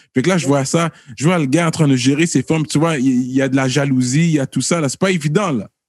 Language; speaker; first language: French; early bilingual, other home language; Haitian Creole